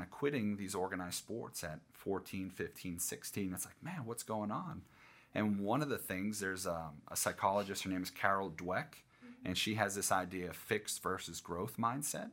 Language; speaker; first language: English; native; English